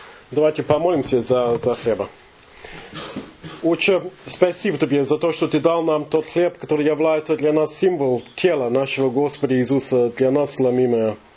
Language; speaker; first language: Russian; non-native, fluent; English